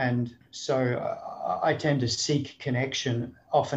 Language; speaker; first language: English; native; English